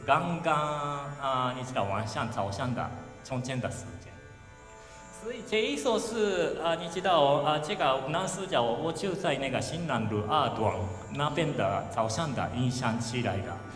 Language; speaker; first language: Chinese; non-native, learner; Japanese